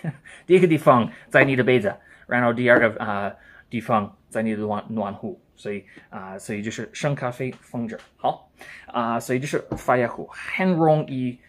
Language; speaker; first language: Chinese; non-native, learner; English